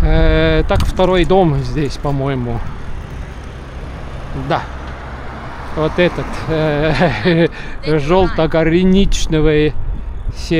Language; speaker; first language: Russian; non-native, local second language; Estonian